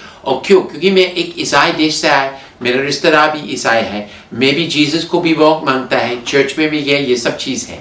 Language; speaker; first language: Hindi; non-native, fluent; English